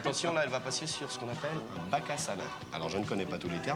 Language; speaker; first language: French; native; French